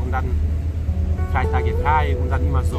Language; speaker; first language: German; non-native, fluent; Serbian